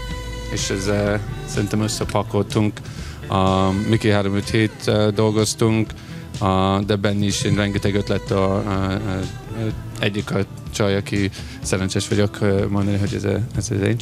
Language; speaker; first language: Hungarian; non-native, fluent; English